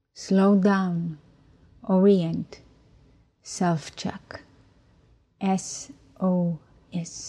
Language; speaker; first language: English; non-native, fluent; Hebrew